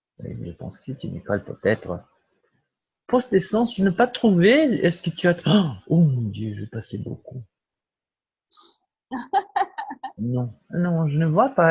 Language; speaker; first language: French; non-native, fluent; Portuguese